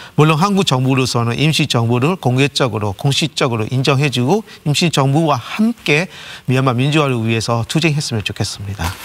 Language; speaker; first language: Korean; non-native, fluent; Burmese